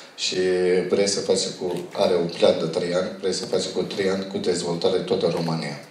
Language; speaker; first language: Romanian; non-native, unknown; Turkish